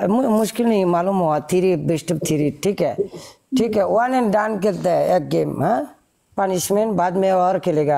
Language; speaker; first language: Hindi; non-native, fluent; Bangla